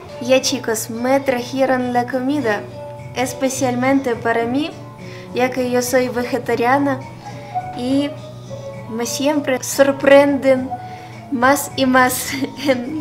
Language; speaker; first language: Spanish; non-native, fluent; Ukrainian